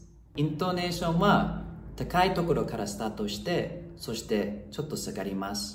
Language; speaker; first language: Japanese; non-native, fluent; Thai